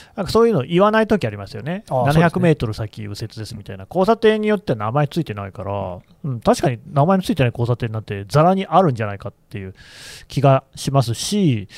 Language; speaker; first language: Japanese; native; Japanese